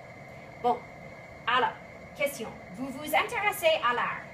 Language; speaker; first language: French; non-native, fluent; English